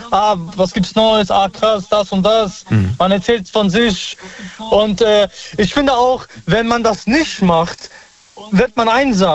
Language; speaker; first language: German; early bilingual, other home language; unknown